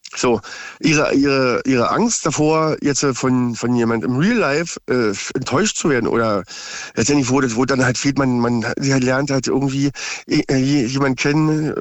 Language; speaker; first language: German; native; German